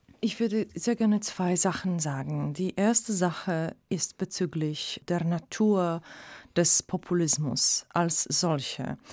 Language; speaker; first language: German; non-native, fluent; Polish